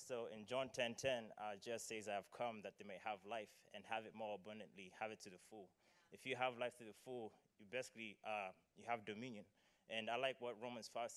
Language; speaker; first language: English; non-native, local second language; Nyanja